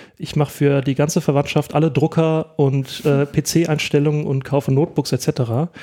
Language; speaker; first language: German; native; German